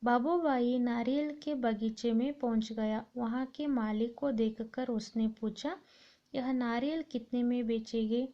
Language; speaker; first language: Hindi; non-native, local second language; Kannada